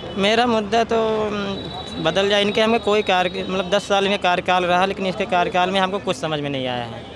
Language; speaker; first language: Hindi; native; Hindi